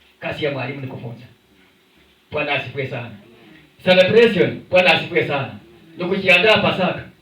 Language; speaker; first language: Swahili; non-native, local second language; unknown